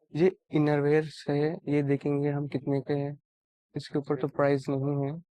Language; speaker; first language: Hindi; non-native, local second language; Telugu